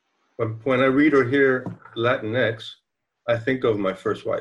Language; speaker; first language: English; non-native, fluent; Spanish